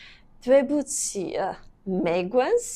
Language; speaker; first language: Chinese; non-native, fluent; Italian